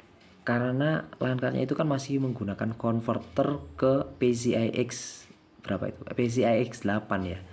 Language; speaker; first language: Indonesian; native; Indonesian